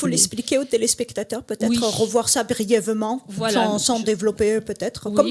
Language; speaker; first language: French; native; French